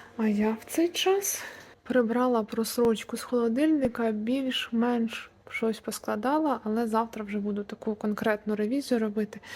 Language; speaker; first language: Ukrainian; native; Ukrainian